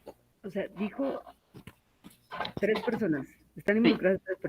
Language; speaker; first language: Spanish; native; Spanish